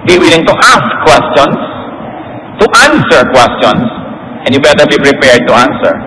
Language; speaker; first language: English; non-native, local second language; Filipino